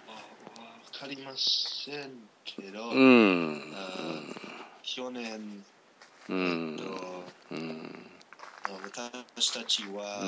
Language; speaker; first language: Japanese; non-native, learner; English